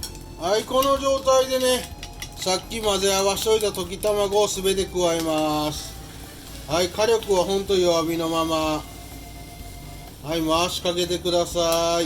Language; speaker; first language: Japanese; native; Japanese